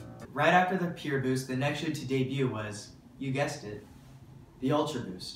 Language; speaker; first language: English; native; English